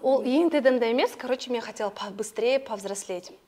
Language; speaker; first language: Russian; non-native, local second language; Kazakh